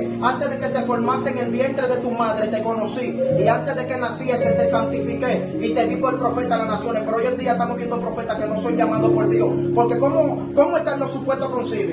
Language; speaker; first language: Spanish; native; Spanish